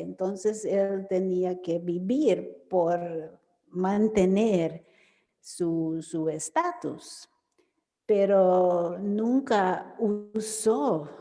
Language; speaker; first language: Spanish; non-native, fluent; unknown